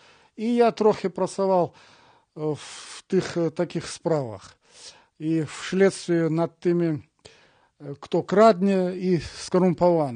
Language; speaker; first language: Polish; non-native, learner; Russian